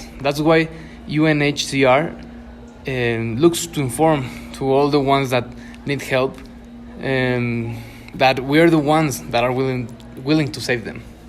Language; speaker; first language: English; non-native, fluent; Spanish